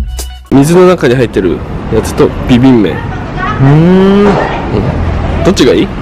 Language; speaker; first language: Japanese; non-native, fluent; Korean